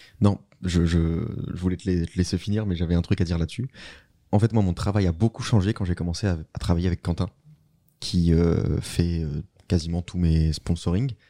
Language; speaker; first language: French; native; French